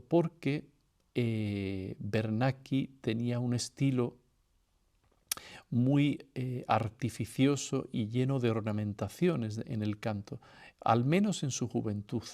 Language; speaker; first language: Spanish; native; Spanish